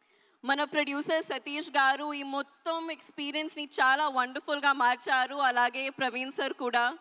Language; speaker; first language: Telugu; non-native, local second language; Hindi